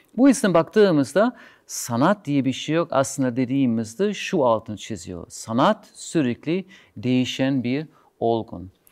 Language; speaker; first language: Turkish; non-native, fluent; German